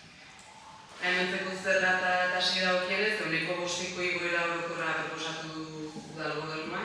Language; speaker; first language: Basque; native; Basque